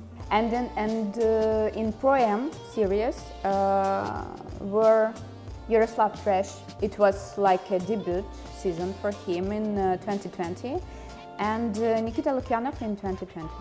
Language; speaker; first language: English; non-native, fluent; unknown